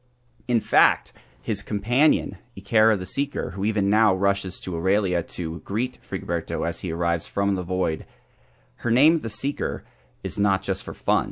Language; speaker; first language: English; native; English